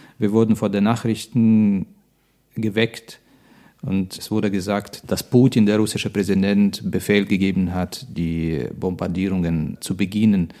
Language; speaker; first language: German; non-native, fluent; Russian